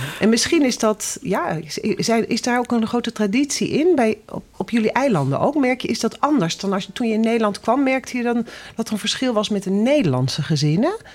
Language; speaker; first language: Dutch; native; Dutch